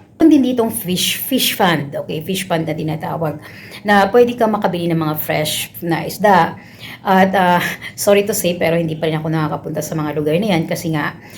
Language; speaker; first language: Filipino; native; Filipino